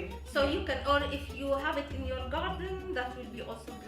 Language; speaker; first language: English; non-native, learner; Arabic